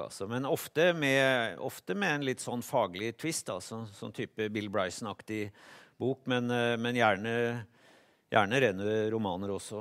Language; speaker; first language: Norwegian; native; Norwegian